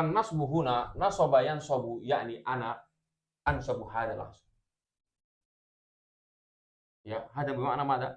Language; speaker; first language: Arabic; non-native, fluent; Indonesian